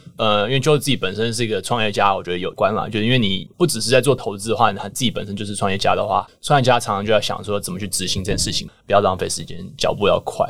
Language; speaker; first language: Chinese; native; Chinese